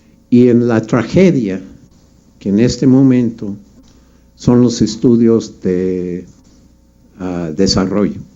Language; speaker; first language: Spanish; non-native, fluent; English